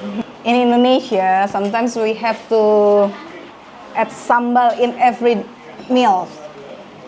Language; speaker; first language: English; non-native, fluent; Indonesian